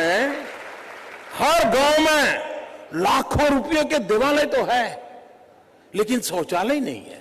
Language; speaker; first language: Hindi; non-native, local second language; Gujarati